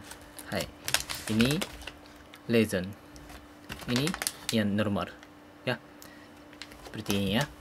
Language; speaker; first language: Indonesian; non-native, learner; Japanese